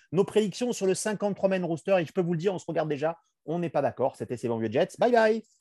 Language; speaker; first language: French; native; French